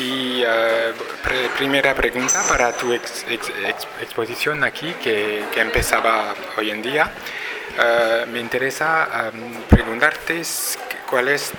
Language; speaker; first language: Spanish; non-native, fluent; French